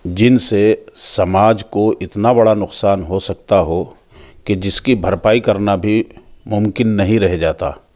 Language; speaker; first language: Hindi; native; Hindi